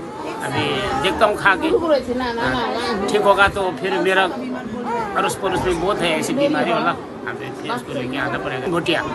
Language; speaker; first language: Hindi; non-native, local second language; Nepali